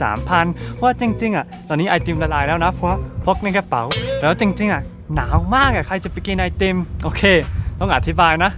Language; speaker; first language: Thai; early bilingual, heritage; Thai